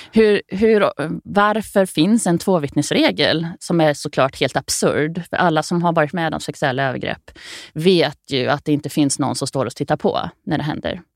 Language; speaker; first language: Swedish; native; Swedish